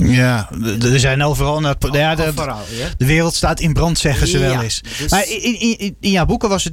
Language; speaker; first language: Dutch; native; Dutch